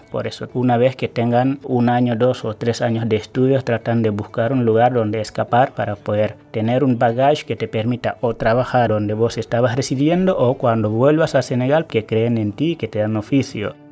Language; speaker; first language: Spanish; non-native, fluent; Wolof